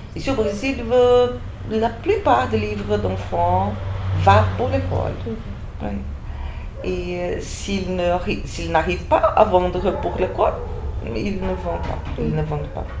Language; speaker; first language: French; non-native, fluent; Portuguese